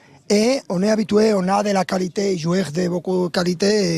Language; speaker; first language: French; non-native, learner; Spanish